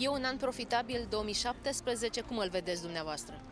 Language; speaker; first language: Romanian; native; Romanian